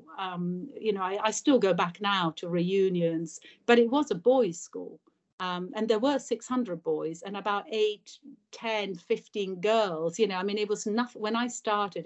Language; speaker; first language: English; early bilingual, other home language; Italian